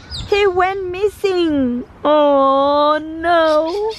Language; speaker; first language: English; non-native, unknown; Vietnamese